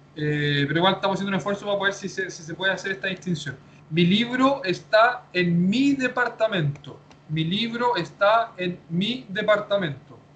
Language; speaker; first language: Spanish; native; Spanish